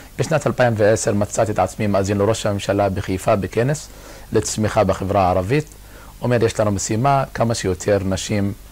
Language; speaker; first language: Hebrew; non-native, local second language; Arabic